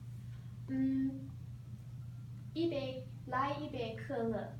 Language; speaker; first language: Chinese; non-native, learner; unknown